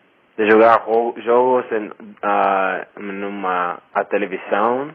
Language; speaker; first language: Portuguese; non-native, learner; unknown